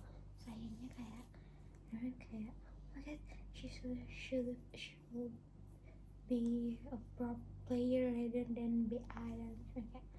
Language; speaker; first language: English; non-native, local second language; Indonesian